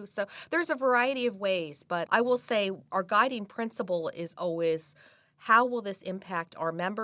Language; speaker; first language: English; native; English